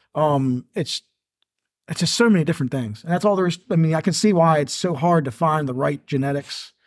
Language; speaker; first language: English; native; English